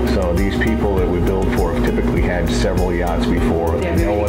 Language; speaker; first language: English; native; English